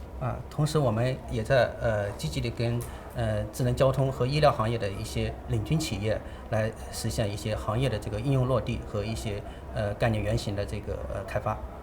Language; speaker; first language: Chinese; native; Chinese